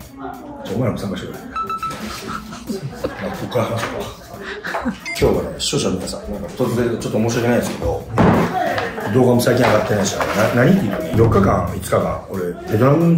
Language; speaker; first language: Japanese; native; Japanese